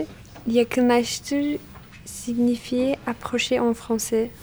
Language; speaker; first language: French; non-native, fluent; Turkish